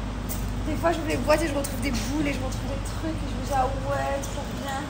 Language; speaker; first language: French; native; French